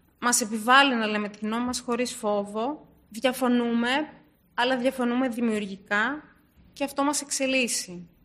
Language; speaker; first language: Greek; early bilingual, other home language; Turkish